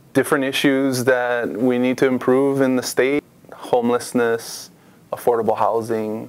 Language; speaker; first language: English; native; English